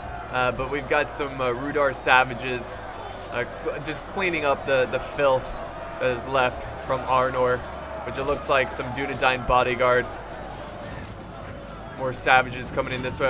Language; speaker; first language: English; native; English